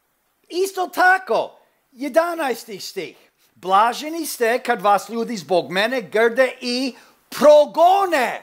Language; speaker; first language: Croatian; early bilingual, heritage; Croatian